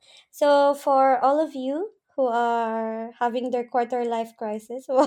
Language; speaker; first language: English; non-native, local second language; Surigaonon